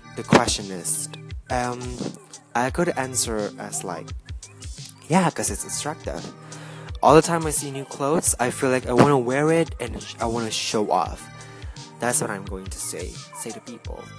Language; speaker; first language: English; non-native, learner; Indonesian